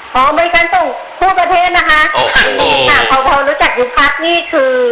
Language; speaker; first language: Thai; native; Thai